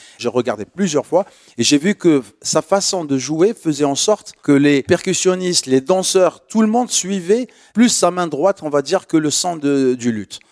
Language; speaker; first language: French; non-native, local second language; Arabic